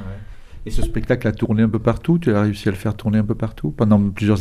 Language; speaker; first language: French; native; French